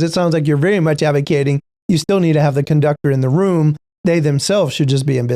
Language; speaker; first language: English; native; English